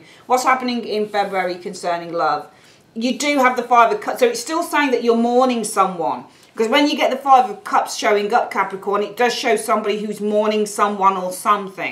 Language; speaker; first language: English; native; English